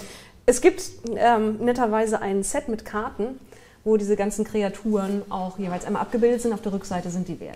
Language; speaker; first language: German; native; German